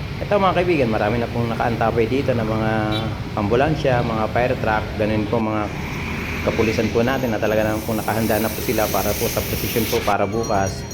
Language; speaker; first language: Filipino; native; Filipino